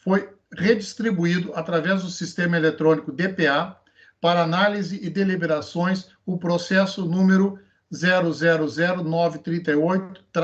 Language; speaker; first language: Portuguese; native; Portuguese